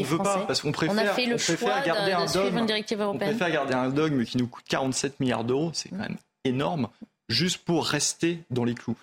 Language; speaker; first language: French; native; French